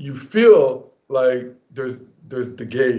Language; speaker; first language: English; native; English